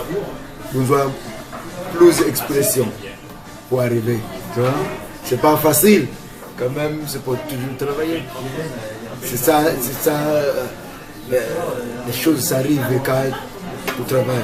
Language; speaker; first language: French; non-native, learner; English